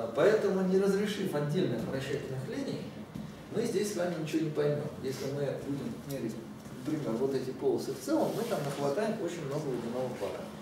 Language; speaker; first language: Russian; native; Russian